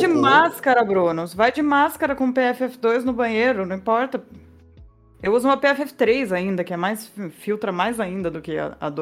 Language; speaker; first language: Portuguese; native; Portuguese